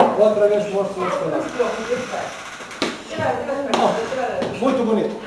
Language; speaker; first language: Portuguese; non-native, learner; Ukrainian